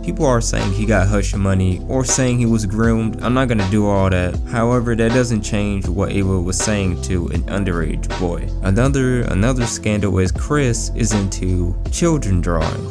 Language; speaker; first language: English; native; English